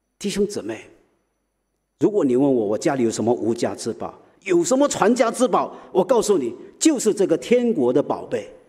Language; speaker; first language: Chinese; early bilingual, heritage; Chinese